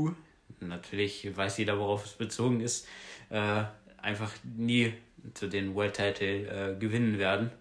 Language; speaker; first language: German; native; German